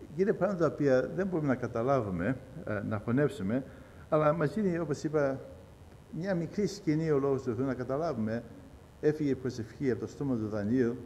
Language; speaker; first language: Greek; early bilingual, heritage; Greek